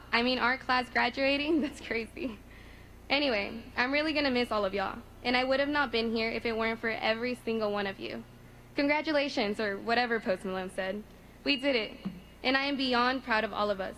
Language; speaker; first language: English; early bilingual, other home language; Spanish